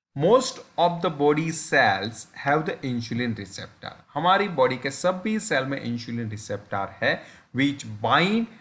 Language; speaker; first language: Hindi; non-native, local second language; Gujarati